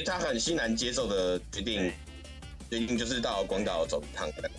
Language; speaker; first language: Chinese; native; Chinese